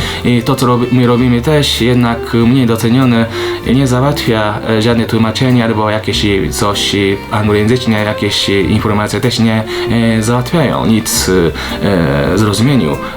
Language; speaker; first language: Polish; non-native, fluent; Japanese